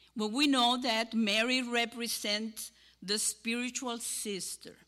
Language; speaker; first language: English; non-native, fluent; Spanish